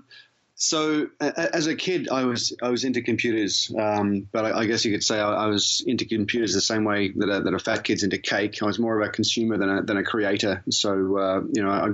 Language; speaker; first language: English; native; English